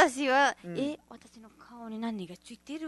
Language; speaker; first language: Japanese; non-native, learner; Nepali